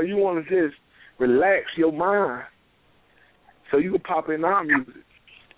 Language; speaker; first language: English; native; English